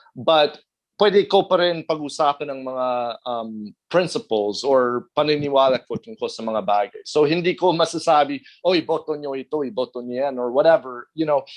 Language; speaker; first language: Filipino; non-native, fluent; English